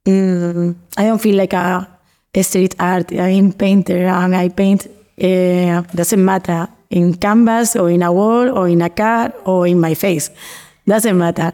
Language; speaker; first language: English; non-native, learner; Spanish